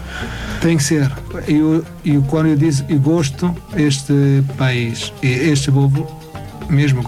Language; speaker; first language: Portuguese; non-native, learner; Arabic